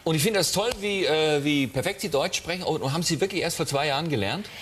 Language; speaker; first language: German; native; German